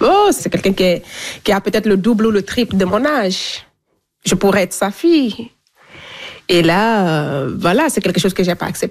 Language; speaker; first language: French; non-native, local second language; Fula